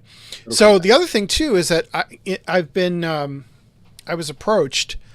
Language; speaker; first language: English; native; English